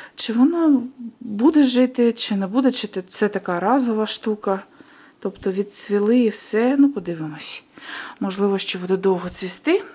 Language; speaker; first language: Ukrainian; non-native, local second language; Russian